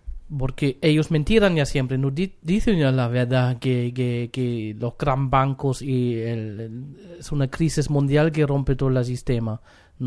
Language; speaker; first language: Spanish; non-native, fluent; German